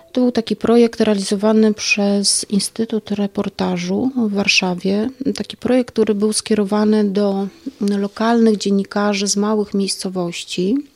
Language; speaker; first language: Polish; native; Polish